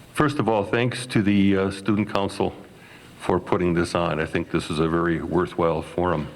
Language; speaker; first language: English; native; English